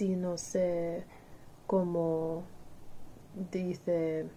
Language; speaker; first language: Spanish; non-native, learner; English